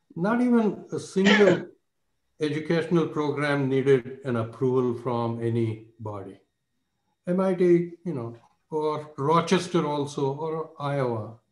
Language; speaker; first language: English; non-native, local second language; Marathi